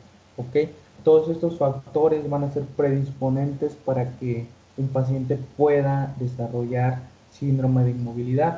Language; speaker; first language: Spanish; native; Spanish